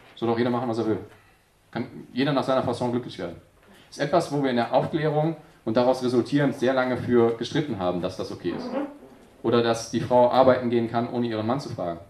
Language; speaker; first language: German; native; German